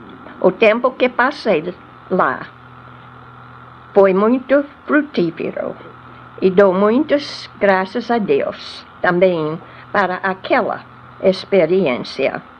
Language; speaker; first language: Portuguese; non-native, fluent; English